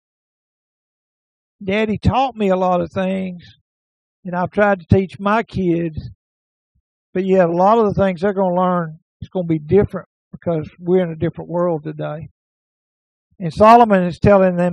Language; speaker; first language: English; native; English